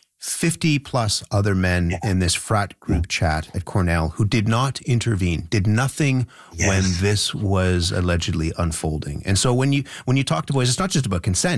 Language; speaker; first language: English; native; English